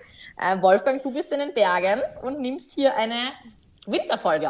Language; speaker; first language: German; native; German